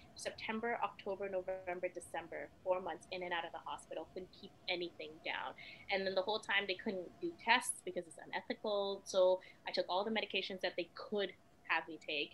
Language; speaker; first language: English; early bilingual, other home language; Krio